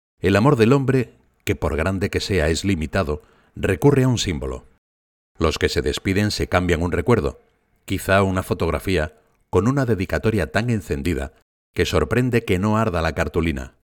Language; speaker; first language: Spanish; native; Spanish